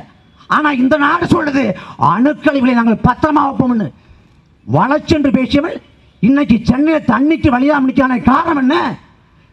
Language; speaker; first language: Tamil; native; Tamil